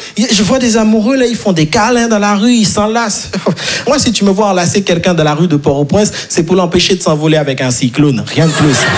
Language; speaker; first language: French; non-native, local second language; Haitian Creole